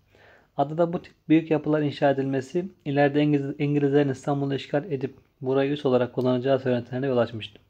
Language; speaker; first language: Turkish; native; Turkish